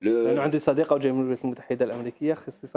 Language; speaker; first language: Arabic; native; Arabic